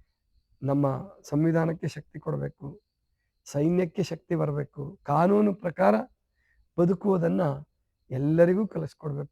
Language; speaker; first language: Kannada; native; Kannada